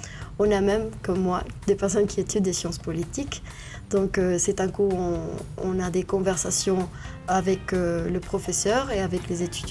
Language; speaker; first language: French; non-native, fluent; Spanish